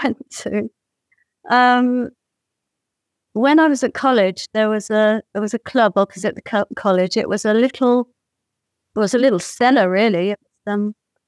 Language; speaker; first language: English; native; English